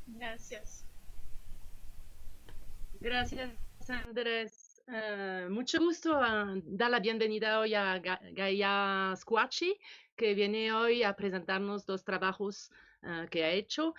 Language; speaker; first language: Spanish; non-native, fluent; French